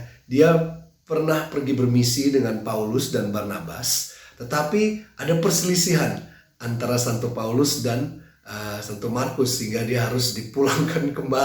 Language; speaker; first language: Indonesian; native; Indonesian